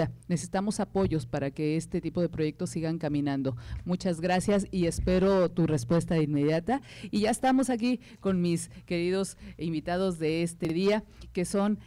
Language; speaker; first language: Spanish; native; Spanish